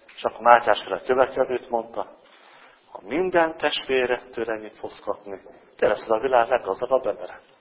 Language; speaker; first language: Hungarian; native; Hungarian